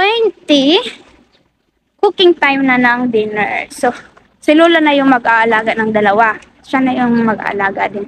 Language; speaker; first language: Filipino; native; Filipino